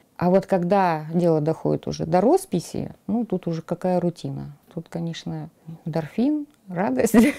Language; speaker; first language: Russian; native; Russian